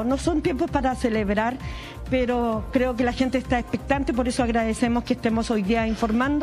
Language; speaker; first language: Spanish; native; Spanish